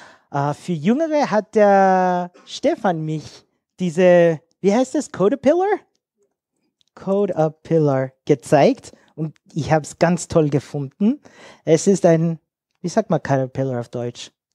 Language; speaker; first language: German; non-native, learner; English